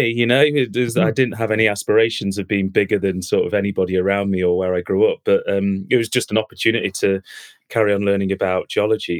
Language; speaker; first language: English; native; English